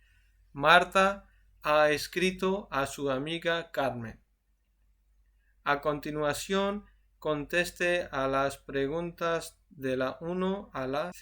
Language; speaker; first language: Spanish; non-native, fluent; Urdu